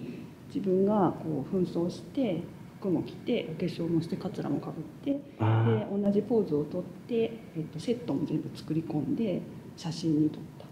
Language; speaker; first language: Japanese; native; Japanese